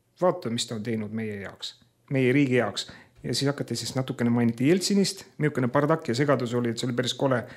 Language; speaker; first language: Estonian; native; Estonian